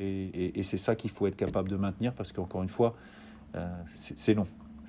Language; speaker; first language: French; native; French